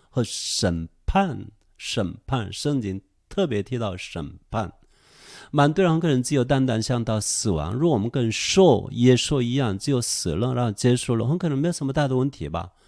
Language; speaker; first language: Chinese; non-native, fluent; Korean